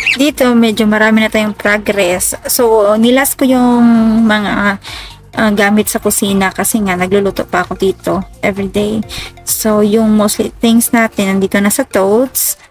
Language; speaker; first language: Filipino; native; Filipino